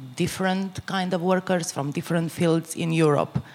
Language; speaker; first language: English; non-native, fluent; Romanian